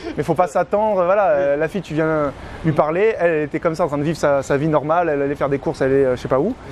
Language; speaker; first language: French; native; French